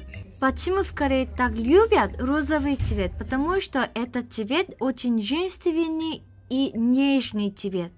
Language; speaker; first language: Russian; non-native, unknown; Korean